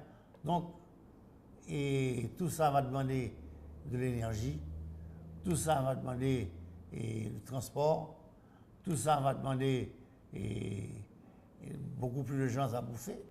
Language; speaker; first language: French; non-native, local second language; Haitian Creole